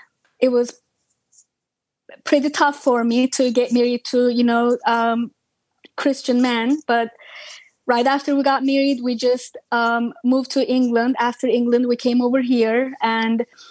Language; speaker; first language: English; non-native, fluent; Turkish